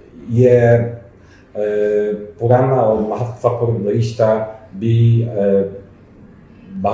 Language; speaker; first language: Hindi; non-native, fluent; Polish